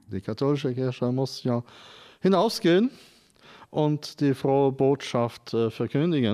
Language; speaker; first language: German; non-native, fluent; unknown